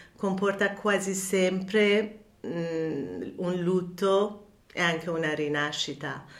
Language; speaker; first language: Italian; non-native, fluent; Persian